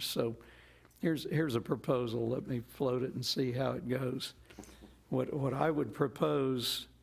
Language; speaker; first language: English; native; English